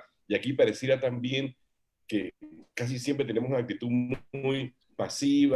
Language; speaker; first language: Spanish; native; Spanish